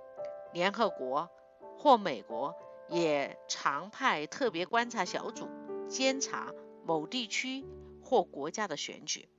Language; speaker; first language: Chinese; native; Chinese